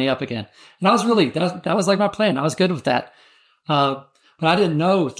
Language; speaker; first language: English; native; English